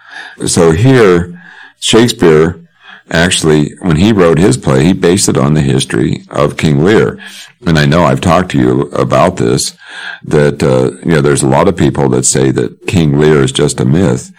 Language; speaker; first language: English; native; English